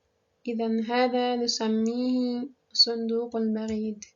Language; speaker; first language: Arabic; non-native, fluent; Indonesian